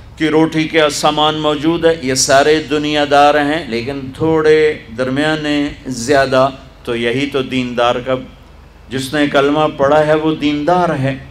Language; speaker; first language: Urdu; non-native, local second language; Punjabi